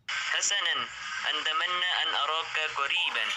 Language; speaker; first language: Arabic; non-native, learner; Indonesian